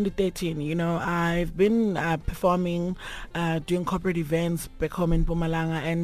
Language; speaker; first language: English; non-native, local second language; Swati